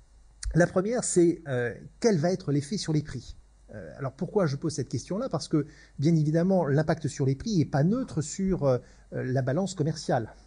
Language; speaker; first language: French; native; French